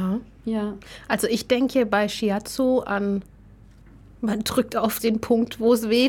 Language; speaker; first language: German; native; German